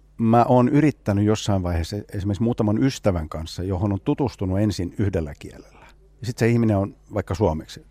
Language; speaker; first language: Finnish; non-native, local second language; Swedish